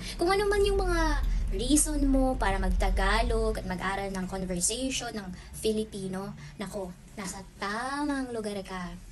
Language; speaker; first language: Filipino; non-native, local second language; Waray